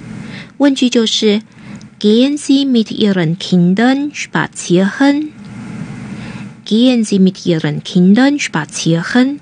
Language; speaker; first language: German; non-native, fluent; Chinese